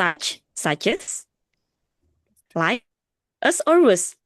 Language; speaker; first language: English; non-native, learner; Indonesian